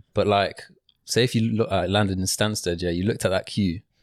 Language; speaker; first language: English; early bilingual, other home language; Spanish